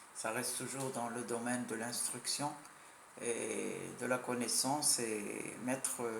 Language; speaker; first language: French; non-native, local second language; Arabic